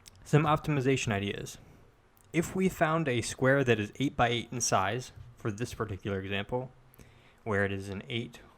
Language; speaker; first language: English; native; English